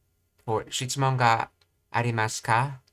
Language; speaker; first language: Japanese; non-native, learner; English